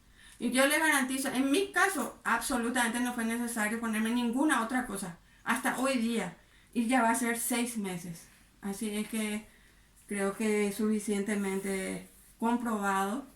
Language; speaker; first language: Spanish; native; Spanish